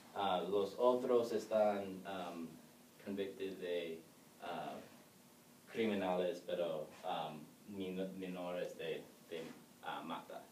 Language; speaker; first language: Spanish; non-native, learner; English